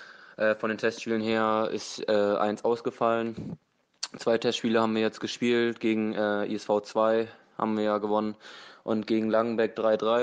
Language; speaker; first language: German; native; German